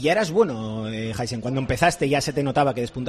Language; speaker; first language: Spanish; native; Spanish